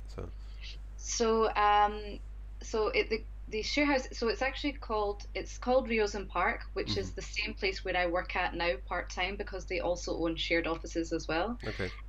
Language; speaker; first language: English; native; English